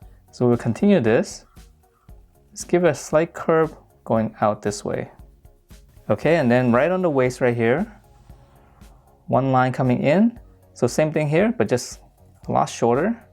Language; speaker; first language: English; native; English